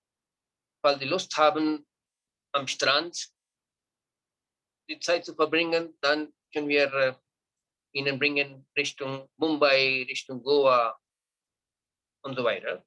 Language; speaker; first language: German; non-native, learner; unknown